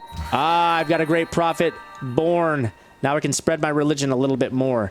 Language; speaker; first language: English; native; English